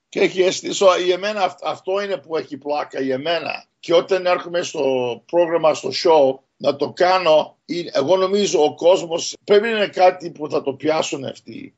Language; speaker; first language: Greek; early bilingual, heritage; Greek